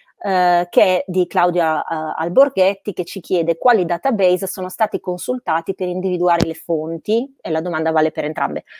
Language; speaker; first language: Italian; native; Italian